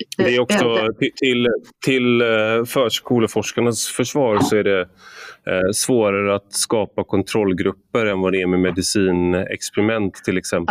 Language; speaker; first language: Swedish; native; Swedish